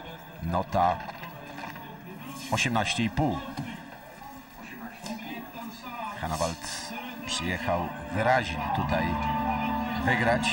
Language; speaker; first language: Polish; native; Polish